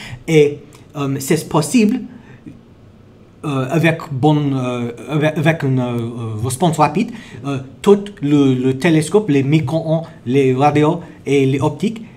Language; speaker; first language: French; non-native, learner; English